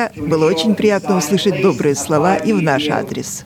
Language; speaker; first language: Russian; native; Russian